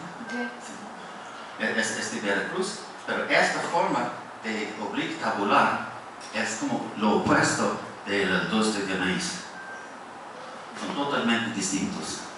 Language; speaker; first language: Spanish; non-native, fluent; English